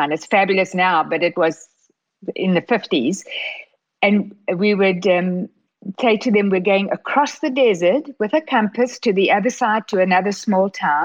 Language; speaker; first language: English; native; English